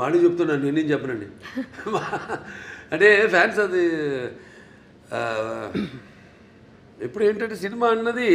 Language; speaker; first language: Telugu; native; Telugu